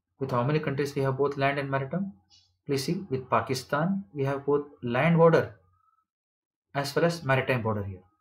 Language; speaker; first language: English; non-native, local second language; Kannada